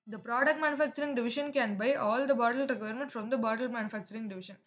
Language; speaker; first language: English; non-native, local second language; Tamil